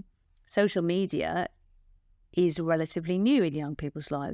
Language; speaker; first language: English; native; English